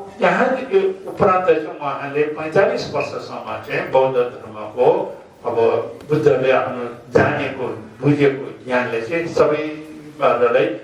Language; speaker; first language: Nepali; non-native, local second language; Sherpa